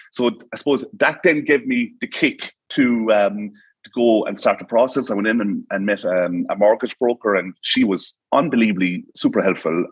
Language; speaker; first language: English; native; English